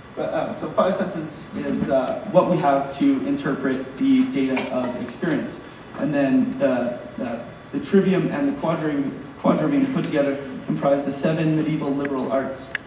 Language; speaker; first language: English; native; English